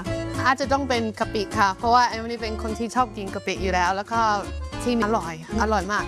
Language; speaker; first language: Thai; non-native, fluent; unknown